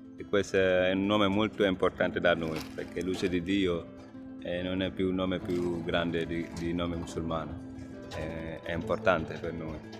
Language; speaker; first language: Italian; non-native, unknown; Wolof